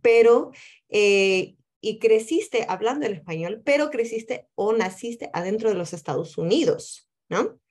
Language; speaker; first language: Spanish; early bilingual, heritage; Spanish